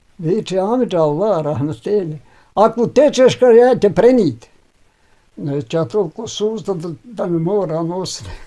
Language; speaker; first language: Bosnian; native; Bosnian